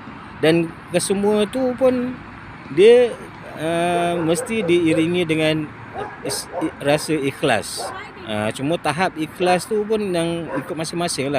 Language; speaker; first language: Malay; native; Malay